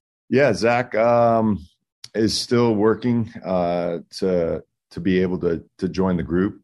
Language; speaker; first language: English; early bilingual, other home language; Spanish